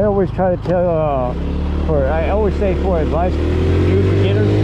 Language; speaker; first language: English; native; English